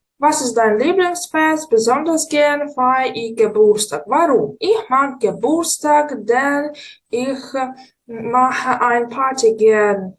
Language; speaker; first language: German; non-native, fluent; Ukrainian